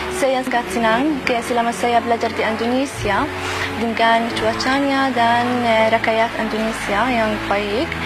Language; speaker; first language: Indonesian; non-native, learner; Arabic